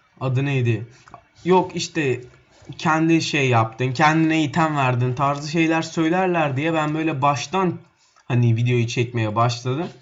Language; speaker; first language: Turkish; native; Turkish